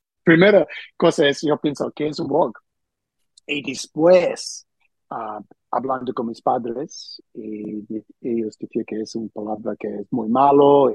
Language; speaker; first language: Spanish; early bilingual, heritage; Spanish